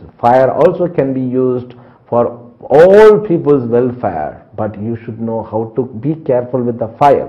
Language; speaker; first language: English; non-native, local second language; Telugu